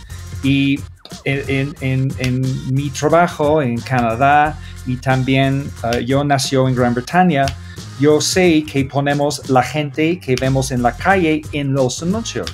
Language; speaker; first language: Spanish; non-native, fluent; English